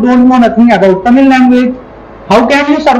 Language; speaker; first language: English; non-native, local second language; Hindi